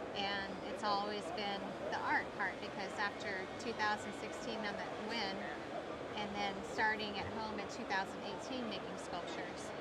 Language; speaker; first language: English; native; English